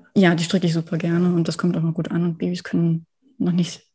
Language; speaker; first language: German; native; German